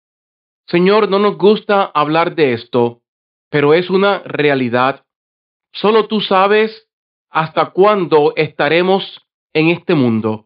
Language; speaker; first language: Spanish; native; Spanish